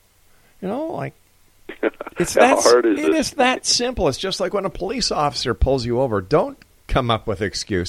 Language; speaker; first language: English; native; English